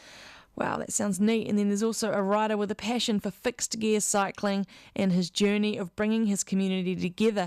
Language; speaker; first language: English; native; English